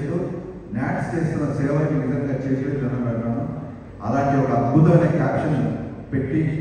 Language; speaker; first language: Telugu; native; Telugu